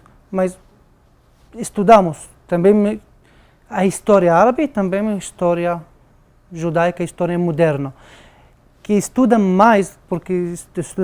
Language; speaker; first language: Portuguese; non-native, learner; Arabic